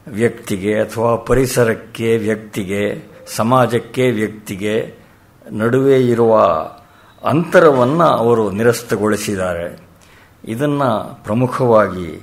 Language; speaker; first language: Kannada; native; Kannada